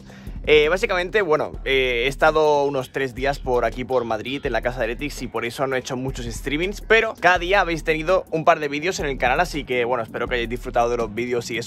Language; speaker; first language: Spanish; native; Spanish